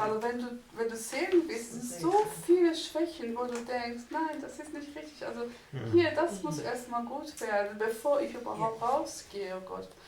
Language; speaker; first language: German; non-native, fluent; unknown